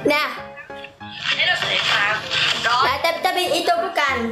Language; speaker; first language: Indonesian; non-native, learner; Vietnamese